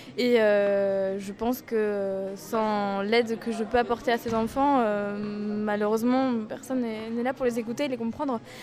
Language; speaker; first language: French; native; French